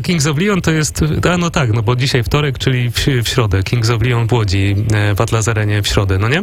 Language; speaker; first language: Polish; native; Polish